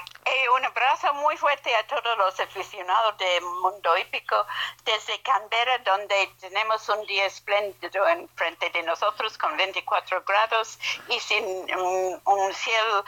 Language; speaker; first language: Spanish; non-native, fluent; English